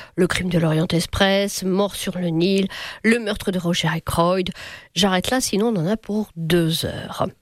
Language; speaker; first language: French; native; French